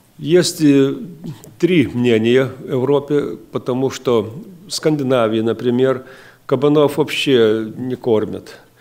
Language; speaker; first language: Russian; non-native, local second language; Lithuanian